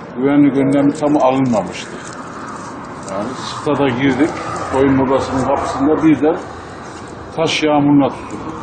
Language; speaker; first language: Turkish; native; Turkish